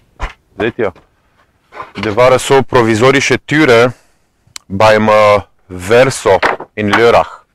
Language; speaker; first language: German; non-native, fluent; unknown